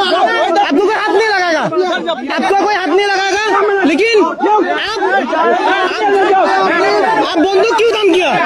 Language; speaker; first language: Hindi; non-native, learner; Bangla